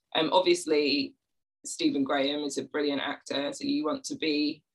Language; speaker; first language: English; native; English